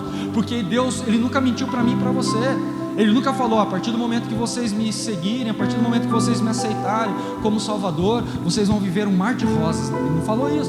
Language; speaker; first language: Portuguese; native; Portuguese